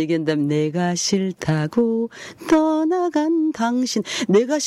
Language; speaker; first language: Korean; native; Korean